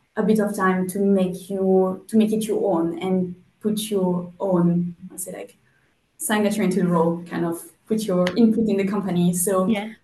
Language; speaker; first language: English; non-native, fluent; French